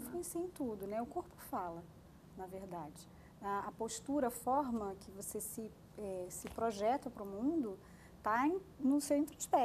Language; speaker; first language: Portuguese; native; Portuguese